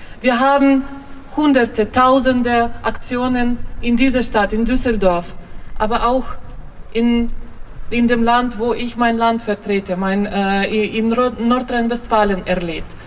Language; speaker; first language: German; non-native, fluent; Ukrainian